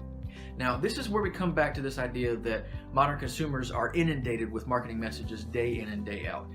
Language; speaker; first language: English; native; English